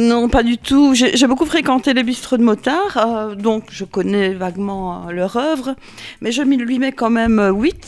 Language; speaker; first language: French; native; French